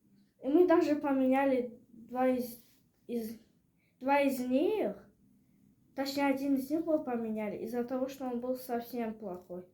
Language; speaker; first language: Russian; non-native, local second language; Azerbaijani